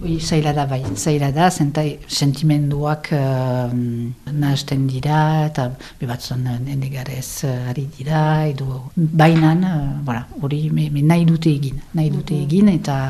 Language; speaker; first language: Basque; non-native, local second language; French